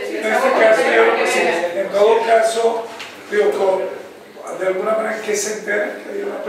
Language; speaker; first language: Spanish; native; Spanish